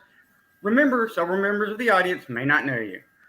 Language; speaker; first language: English; native; English